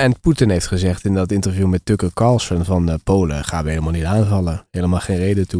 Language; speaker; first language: Dutch; native; Dutch